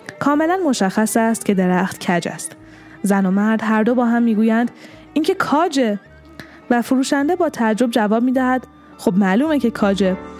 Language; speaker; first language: Persian; non-native, local second language; Armenian